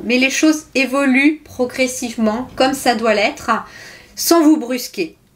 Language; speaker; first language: French; native; French